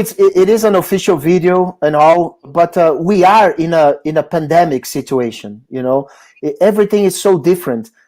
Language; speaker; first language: English; non-native, fluent; Portuguese